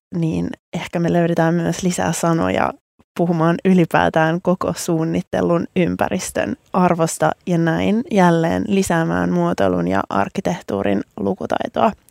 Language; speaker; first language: Finnish; native; Finnish